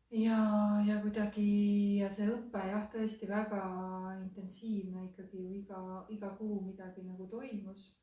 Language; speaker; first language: Estonian; native; Estonian